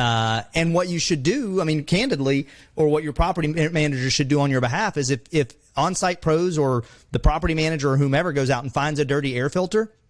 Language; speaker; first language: English; native; English